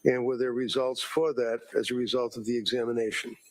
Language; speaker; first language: English; native; English